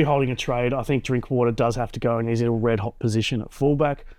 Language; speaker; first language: English; native; English